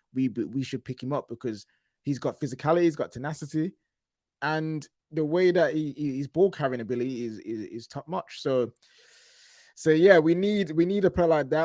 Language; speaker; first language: English; native; English